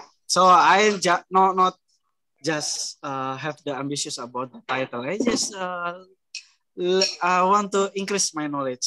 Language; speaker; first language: English; non-native, learner; Indonesian